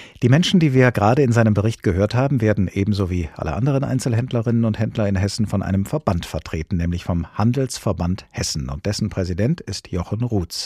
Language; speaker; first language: German; native; German